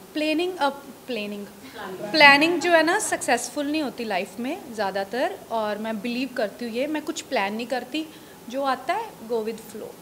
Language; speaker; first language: Hindi; non-native, local second language; Punjabi